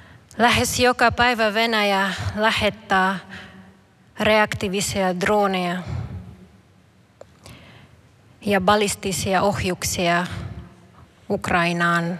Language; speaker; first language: Finnish; non-native, fluent; Ukrainian